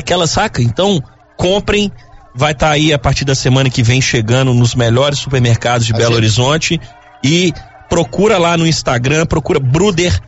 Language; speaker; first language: Portuguese; native; Portuguese